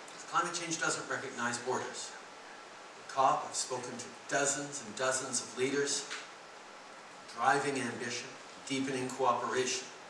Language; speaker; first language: English; native; English